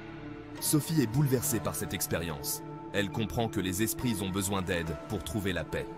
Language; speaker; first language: French; native; French